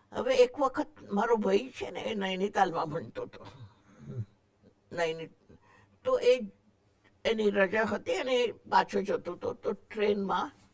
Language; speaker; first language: Gujarati; non-native, local second language; Marathi